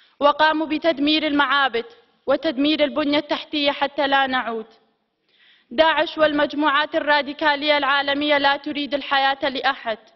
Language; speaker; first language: Arabic; non-native, local second language; Kurdish